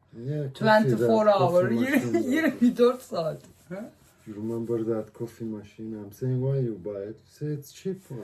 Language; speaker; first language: English; non-native, learner; Turkish